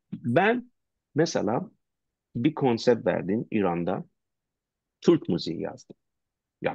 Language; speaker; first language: Turkish; non-native, learner; Persian